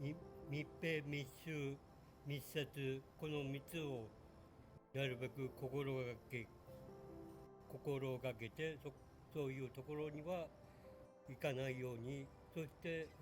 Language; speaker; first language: Japanese; native; Japanese